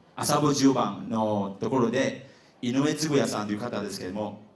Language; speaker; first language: Japanese; non-native, fluent; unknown